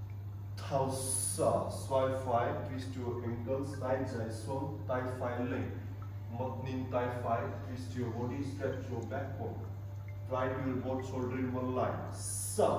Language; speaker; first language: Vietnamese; non-native, learner; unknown